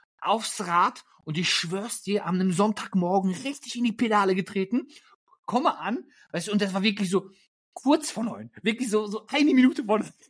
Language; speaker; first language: German; early bilingual, other home language; Polish